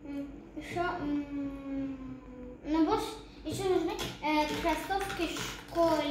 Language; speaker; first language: Russian; early bilingual, heritage; Tajik